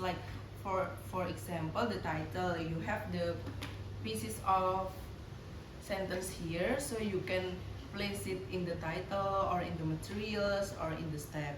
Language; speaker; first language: English; non-native, learner; Indonesian